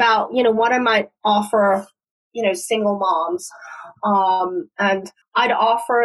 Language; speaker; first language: English; non-native, local second language; Cantonese